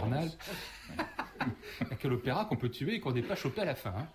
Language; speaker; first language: French; native; French